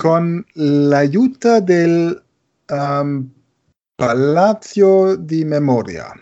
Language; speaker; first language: Italian; non-native, learner; German